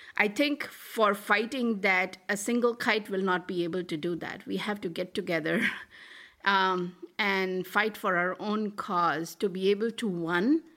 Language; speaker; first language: English; non-native, local second language; Hindi